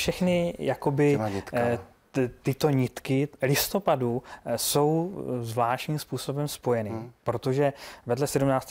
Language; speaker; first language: Czech; native; Czech